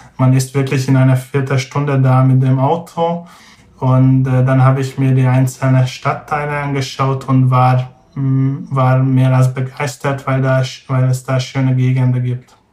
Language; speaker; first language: German; non-native, fluent; Hungarian